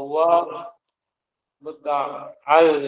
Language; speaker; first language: Arabic; non-native, learner; Indonesian